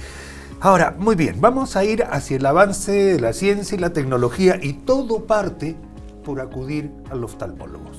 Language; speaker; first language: Spanish; native; Spanish